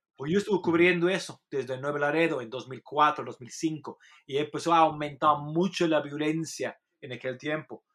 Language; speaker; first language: Spanish; non-native, fluent; English